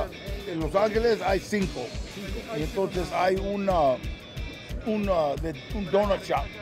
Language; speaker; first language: Spanish; early bilingual, heritage; English